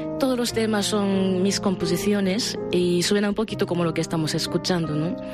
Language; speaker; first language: Spanish; non-native, fluent; Japanese